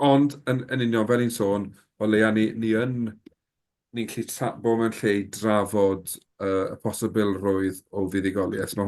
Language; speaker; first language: Welsh; native; Welsh